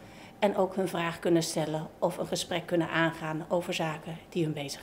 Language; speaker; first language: Dutch; native; Dutch